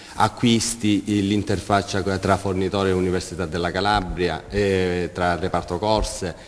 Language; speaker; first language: Italian; native; Italian